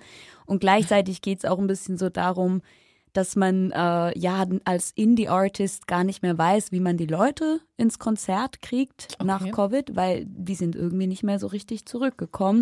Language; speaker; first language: German; native; German